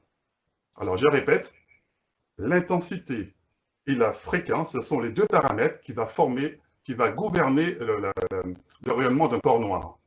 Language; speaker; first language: French; native; French